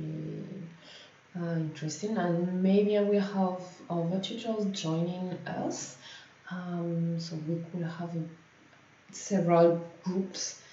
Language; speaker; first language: English; non-native, fluent; French